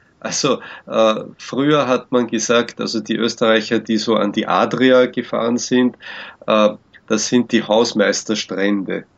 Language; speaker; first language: German; native; German